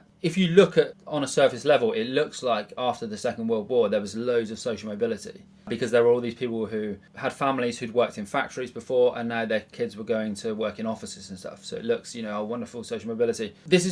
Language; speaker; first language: English; native; English